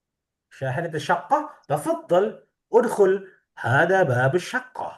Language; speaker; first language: Arabic; non-native, fluent; Indonesian